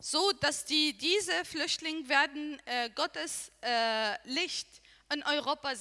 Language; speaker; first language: German; non-native, learner; Arabic